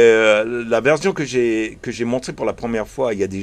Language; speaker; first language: French; early bilingual, heritage; English